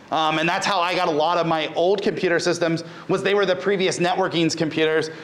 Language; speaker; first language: English; native; English